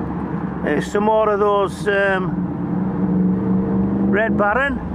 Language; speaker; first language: English; native; English